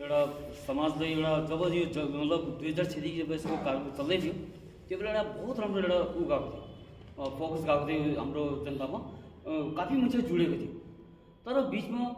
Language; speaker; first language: Nepali; native; Nepali